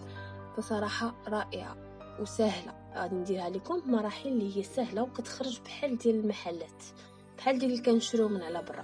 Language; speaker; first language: Arabic; native; Arabic